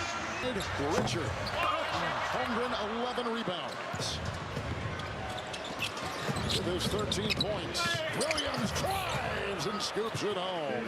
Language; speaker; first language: English; native; English